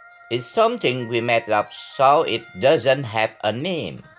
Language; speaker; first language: English; non-native, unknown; Vietnamese